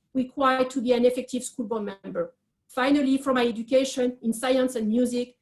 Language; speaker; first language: English; non-native, fluent; French